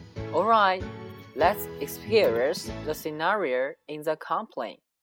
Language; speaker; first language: English; non-native, fluent; Chinese